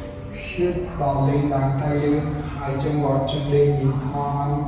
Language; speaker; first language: Vietnamese; non-native, learner; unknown